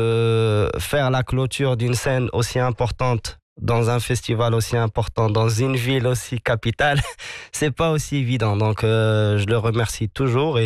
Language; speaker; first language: French; non-native, local second language; Arabic